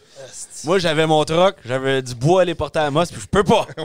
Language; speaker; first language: French; native; French